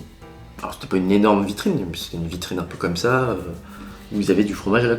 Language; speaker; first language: French; native; French